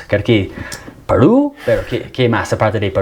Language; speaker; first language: Spanish; non-native, fluent; English